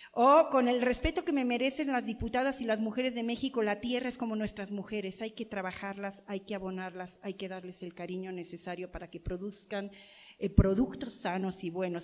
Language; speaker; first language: Spanish; native; Spanish